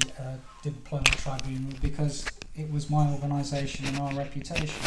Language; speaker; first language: English; native; English